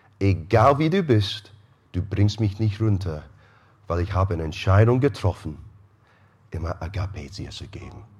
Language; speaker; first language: German; non-native, fluent; English